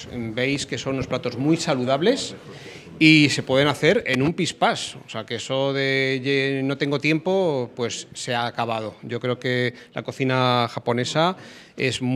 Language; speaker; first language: Spanish; native; Spanish